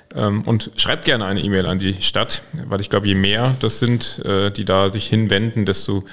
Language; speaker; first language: German; native; German